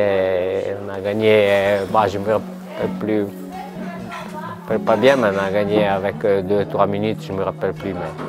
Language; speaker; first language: French; non-native, learner; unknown